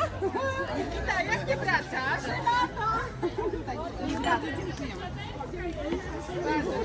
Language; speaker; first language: Polish; non-native, learner; Ukrainian